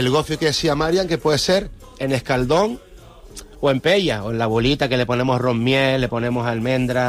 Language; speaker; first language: Spanish; native; Spanish